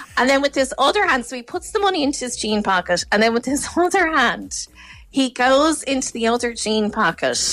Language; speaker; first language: English; native; English